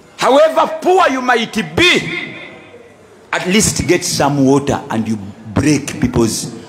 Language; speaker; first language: English; non-native, local second language; Ganda